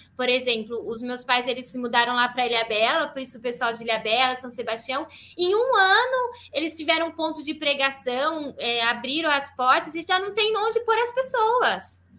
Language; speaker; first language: Portuguese; native; Portuguese